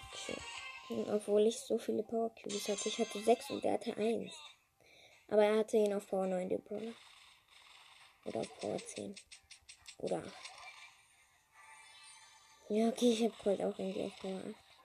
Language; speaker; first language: German; native; German